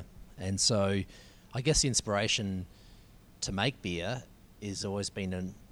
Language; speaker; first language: English; native; English